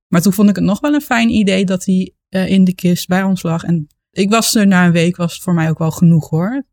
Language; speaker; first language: Dutch; native; Dutch